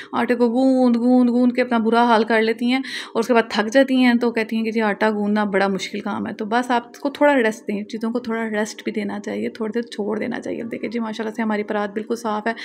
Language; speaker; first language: Urdu; native; Urdu